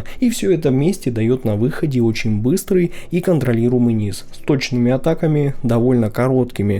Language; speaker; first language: Russian; native; Russian